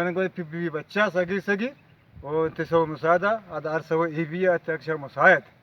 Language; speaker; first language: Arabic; non-native, learner; Baluchi